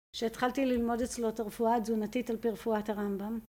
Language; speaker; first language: Hebrew; native; Hebrew